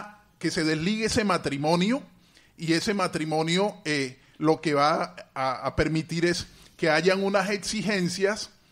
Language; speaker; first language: Spanish; native; Spanish